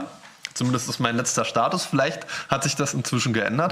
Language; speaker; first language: German; native; German